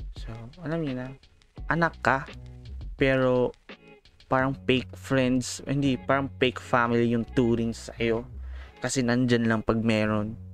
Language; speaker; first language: Filipino; non-native, local second language; Cebuano